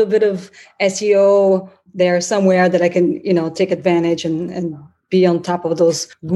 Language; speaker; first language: English; non-native, fluent; Portuguese